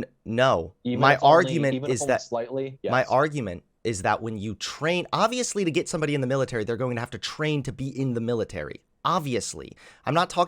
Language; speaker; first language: English; native; English